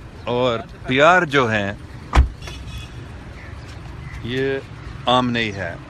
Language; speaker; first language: Hindi; non-native, local second language; English